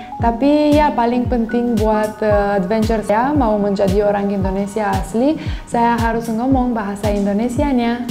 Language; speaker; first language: Indonesian; non-native, learner; Romanian